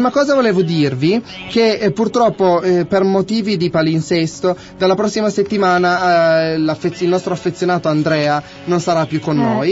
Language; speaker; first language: Italian; native; Italian